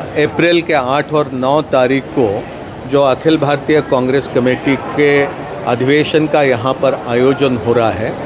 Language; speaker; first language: Hindi; non-native, local second language; Marathi